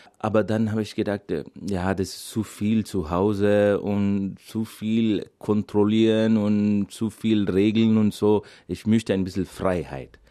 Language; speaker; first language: German; non-native, fluent; Malayalam